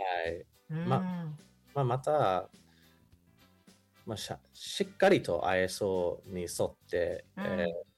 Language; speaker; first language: Japanese; non-native, fluent; English